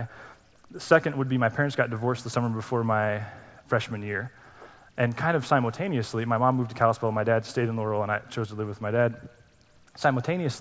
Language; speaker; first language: English; native; English